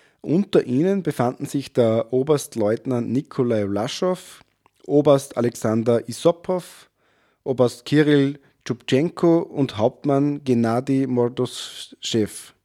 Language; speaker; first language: German; native; German